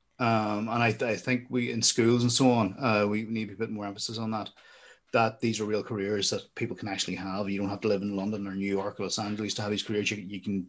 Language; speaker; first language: English; native; English